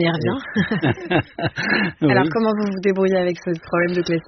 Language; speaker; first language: French; native; French